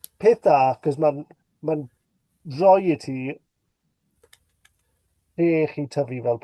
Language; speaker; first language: Welsh; native; Welsh